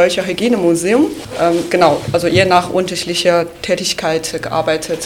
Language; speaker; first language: German; non-native, fluent; Chinese